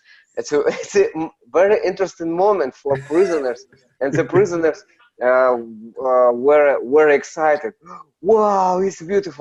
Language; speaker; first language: English; non-native, learner; Russian